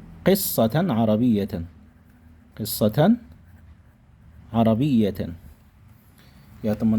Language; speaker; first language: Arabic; non-native, fluent; Indonesian